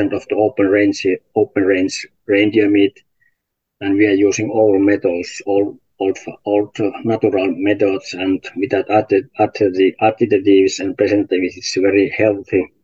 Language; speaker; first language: English; non-native, learner; Finnish